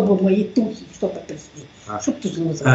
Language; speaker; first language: Russian; non-native, local second language; Tuvinian